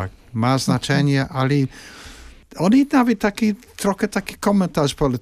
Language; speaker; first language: Polish; non-native, fluent; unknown